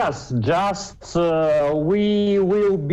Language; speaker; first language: English; non-native, learner; Russian